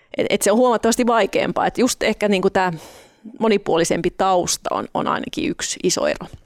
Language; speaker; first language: Finnish; non-native, local second language; Swedish